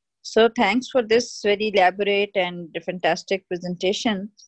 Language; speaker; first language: English; non-native, local second language; Urdu